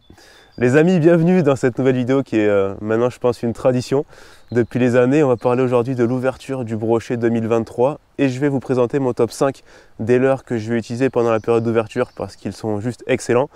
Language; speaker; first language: French; native; French